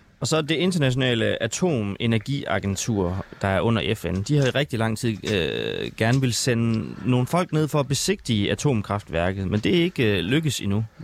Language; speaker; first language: Danish; native; Danish